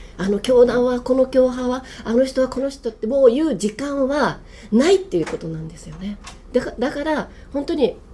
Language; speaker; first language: Japanese; native; Japanese